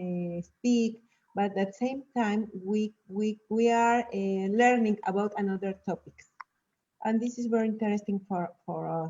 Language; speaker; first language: English; non-native, learner; Spanish